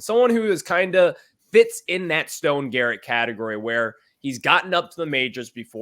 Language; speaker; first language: English; native; English